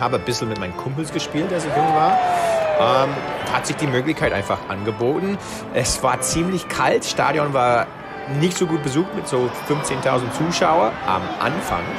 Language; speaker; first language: German; non-native, fluent; English